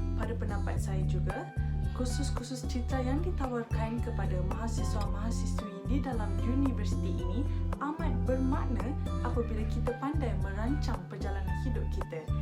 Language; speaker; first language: Malay; native; Malay